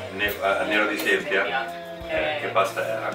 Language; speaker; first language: Italian; native; Italian